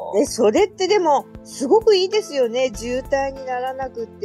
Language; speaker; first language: Japanese; native; Japanese